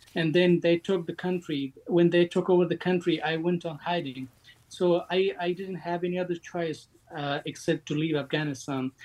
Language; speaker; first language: English; non-native, fluent; Persian